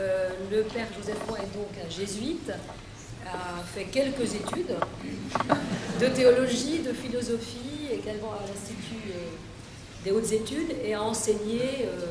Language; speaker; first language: French; native; French